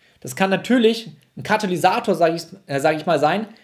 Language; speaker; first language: German; native; German